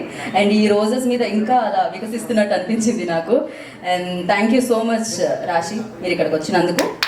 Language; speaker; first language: Telugu; native; Telugu